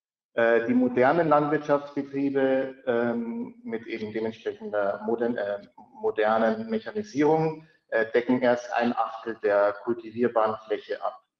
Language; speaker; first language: German; native; German